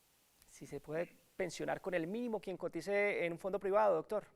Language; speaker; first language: Spanish; native; Spanish